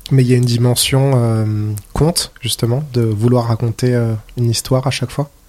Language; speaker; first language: French; native; French